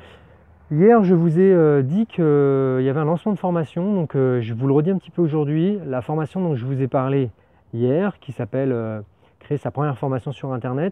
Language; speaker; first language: French; native; French